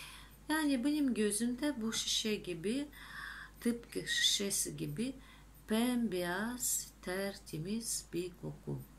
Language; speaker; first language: Turkish; non-native, fluent; Russian